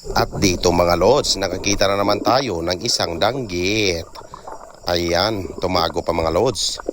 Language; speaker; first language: Filipino; non-native, local second language; Cebuano